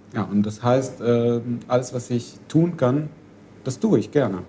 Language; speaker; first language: German; non-native, fluent; Arabic